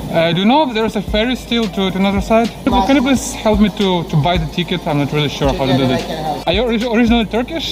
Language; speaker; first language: English; non-native, fluent; Russian